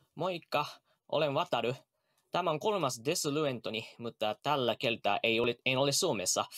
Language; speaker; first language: Finnish; non-native, learner; Japanese